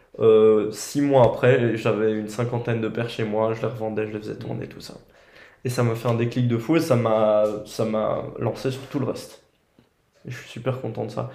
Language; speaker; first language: French; native; French